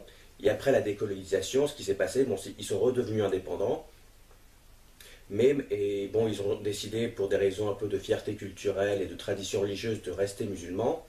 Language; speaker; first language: French; native; French